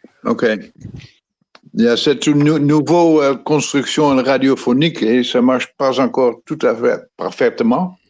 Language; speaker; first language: French; non-native, fluent; Dutch